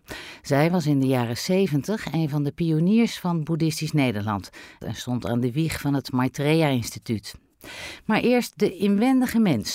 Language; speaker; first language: Dutch; native; Dutch